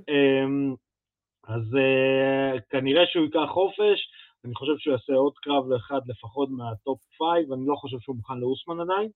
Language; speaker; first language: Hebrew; early bilingual, other home language; Russian